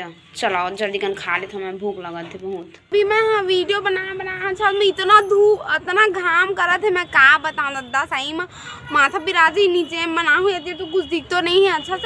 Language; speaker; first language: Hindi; non-native, local second language; Chhattisgarhi